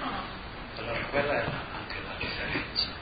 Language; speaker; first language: Italian; non-native, local second language; Slovenian